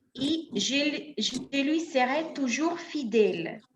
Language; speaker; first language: French; non-native, fluent; Spanish